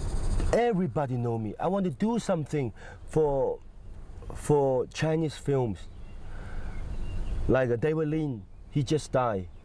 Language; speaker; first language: English; non-native, fluent; Cantonese